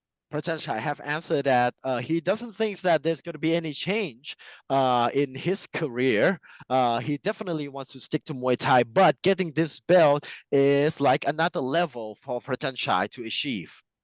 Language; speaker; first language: English; non-native, fluent; Thai